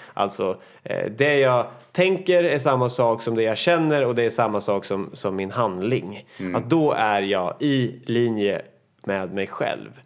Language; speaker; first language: Swedish; native; Swedish